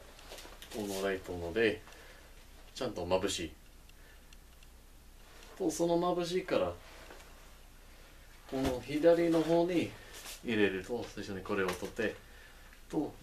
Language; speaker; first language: Japanese; non-native, learner; English